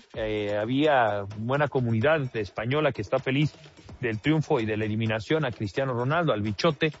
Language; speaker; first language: Spanish; native; Spanish